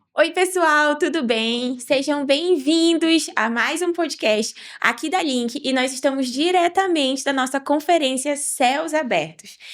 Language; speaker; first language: Portuguese; native; Portuguese